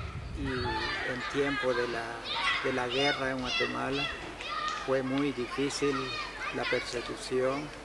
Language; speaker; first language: Spanish; non-native, local second language; Kʼicheʼ